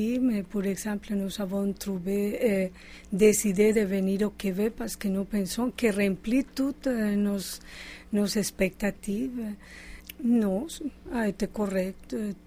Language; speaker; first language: French; non-native, learner; Spanish